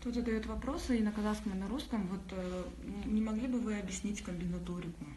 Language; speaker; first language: Russian; non-native, local second language; Kazakh